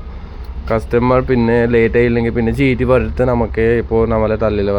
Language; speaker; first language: Malayalam; non-native, fluent; Assamese